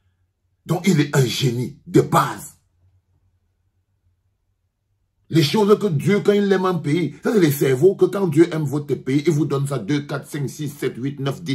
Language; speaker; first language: French; native; French